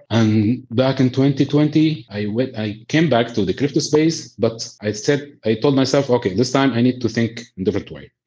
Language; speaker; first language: English; non-native, fluent; Arabic